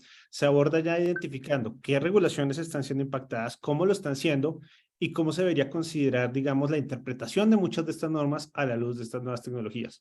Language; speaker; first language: Spanish; native; Spanish